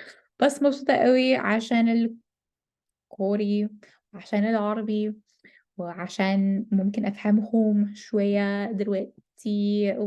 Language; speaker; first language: Arabic; non-native, learner; English